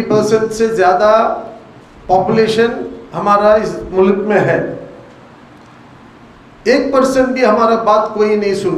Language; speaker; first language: Hindi; non-native, local second language; Urdu